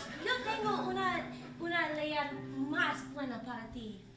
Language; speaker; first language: Spanish; non-native, learner; English